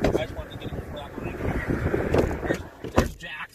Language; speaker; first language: English; native; English